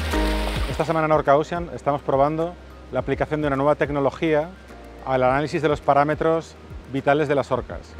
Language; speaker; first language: Spanish; native; Spanish